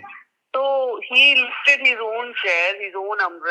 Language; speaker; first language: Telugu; non-native, learner; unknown